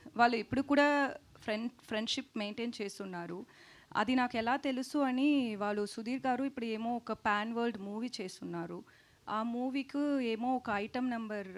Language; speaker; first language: Telugu; non-native, fluent; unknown